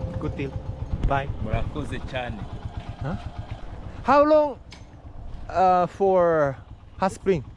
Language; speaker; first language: English; non-native, learner; Korean